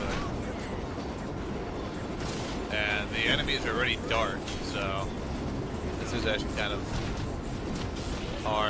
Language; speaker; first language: English; native; English